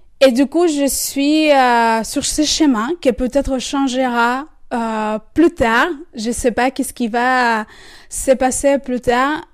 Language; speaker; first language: French; non-native, fluent; Spanish